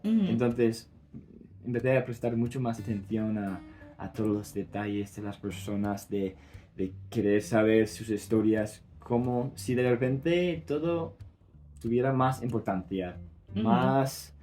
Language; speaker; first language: Spanish; non-native, fluent; English